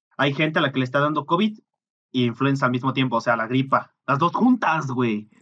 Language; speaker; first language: Spanish; native; Spanish